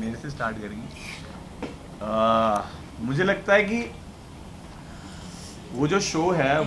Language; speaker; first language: Hindi; native; Hindi